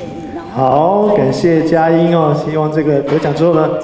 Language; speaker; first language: Chinese; native; Chinese